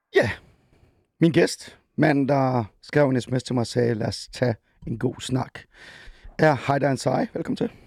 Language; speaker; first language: Danish; early bilingual, other home language; Persian